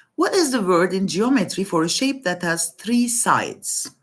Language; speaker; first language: English; non-native, fluent; Turkish